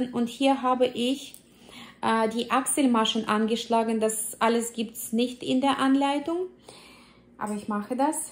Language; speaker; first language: German; non-native, fluent; Russian